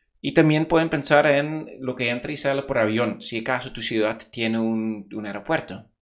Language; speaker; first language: Spanish; non-native, fluent; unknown